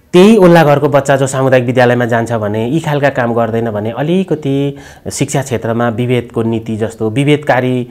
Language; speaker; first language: Nepali; native; Nepali